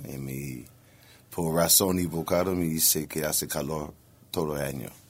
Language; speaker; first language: Spanish; non-native, learner; English